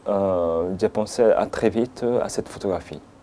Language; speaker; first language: French; non-native, fluent; Japanese